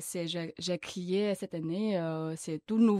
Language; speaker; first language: French; non-native, learner; Chinese